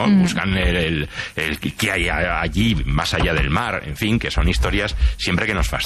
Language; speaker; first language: Spanish; native; Spanish